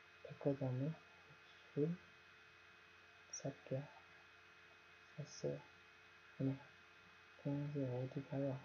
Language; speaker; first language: Korean; non-native, learner; Nepali